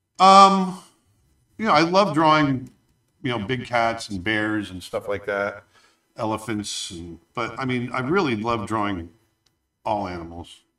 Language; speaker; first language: English; native; English